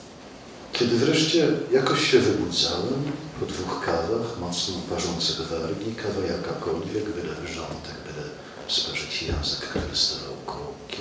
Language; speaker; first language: Polish; native; Polish